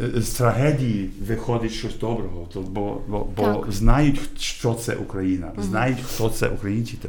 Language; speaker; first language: Ukrainian; early bilingual, heritage; Ukrainian